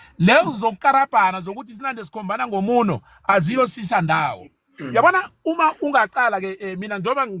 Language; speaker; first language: Zulu; non-native, local second language; South Ndebele